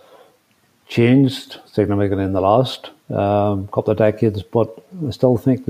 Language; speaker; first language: English; native; English